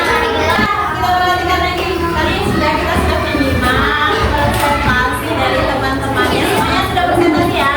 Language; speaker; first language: Indonesian; native; Indonesian